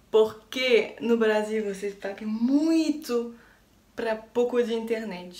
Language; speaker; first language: Portuguese; non-native, learner; French